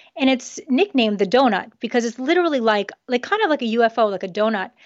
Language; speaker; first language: English; early bilingual, other home language; Japanese